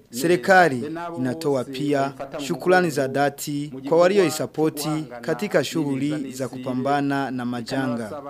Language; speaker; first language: Swahili; non-native, local second language; Rundi